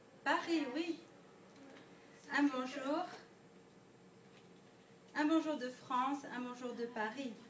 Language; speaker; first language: French; non-native, fluent; Dutch